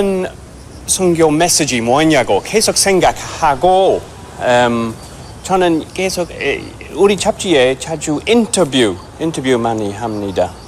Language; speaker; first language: Korean; non-native, fluent; English